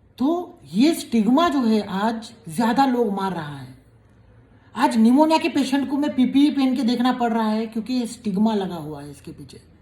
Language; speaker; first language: Hindi; native; Hindi